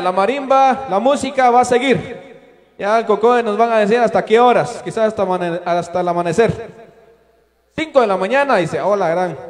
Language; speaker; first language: Spanish; non-native, local second language; Kaqchikel